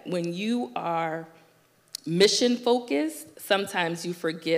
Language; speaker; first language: English; native; English